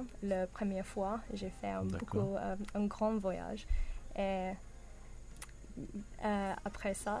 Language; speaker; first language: French; non-native, learner; English